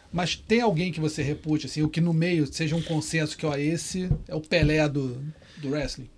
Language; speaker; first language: Portuguese; native; Portuguese